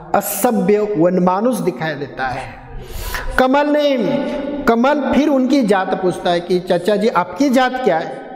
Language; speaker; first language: Hindi; non-native, local second language; Marathi